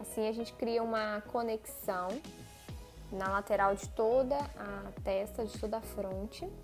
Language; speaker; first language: Portuguese; native; Portuguese